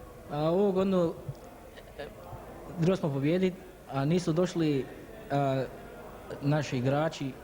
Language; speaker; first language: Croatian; early bilingual, heritage; Croatian